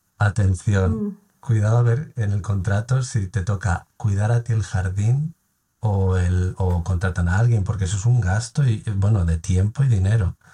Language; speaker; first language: Spanish; native; Spanish